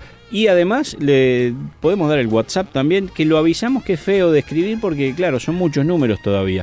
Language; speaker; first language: Spanish; native; Spanish